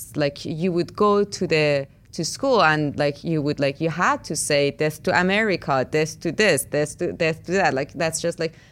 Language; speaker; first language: English; non-native, fluent; Persian